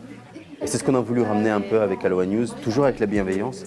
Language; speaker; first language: French; native; French